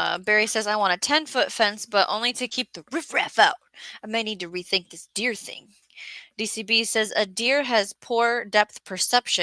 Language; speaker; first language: English; native; English